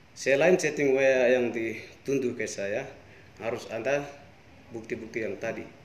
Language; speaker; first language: Indonesian; non-native, local second language; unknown